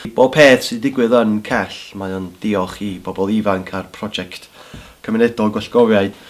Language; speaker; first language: Welsh; native; Welsh